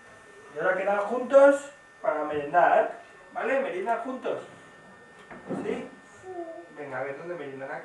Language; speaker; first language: Spanish; native; Spanish